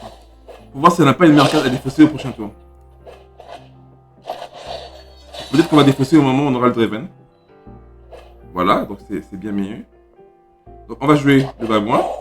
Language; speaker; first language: French; native; French